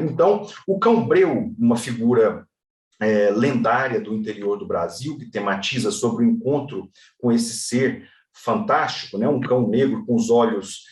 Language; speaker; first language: Portuguese; native; Portuguese